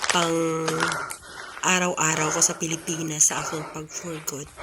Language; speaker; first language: Filipino; non-native, local second language; Hiligaynon